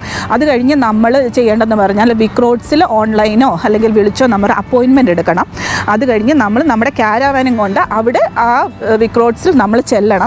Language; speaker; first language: Malayalam; native; Malayalam